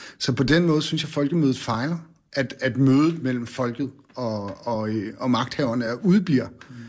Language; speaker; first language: Danish; native; Danish